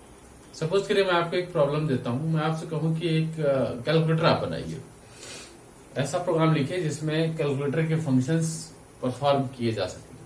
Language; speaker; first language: Hindi; native; Hindi